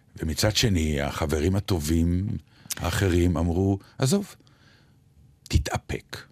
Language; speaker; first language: Hebrew; native; Hebrew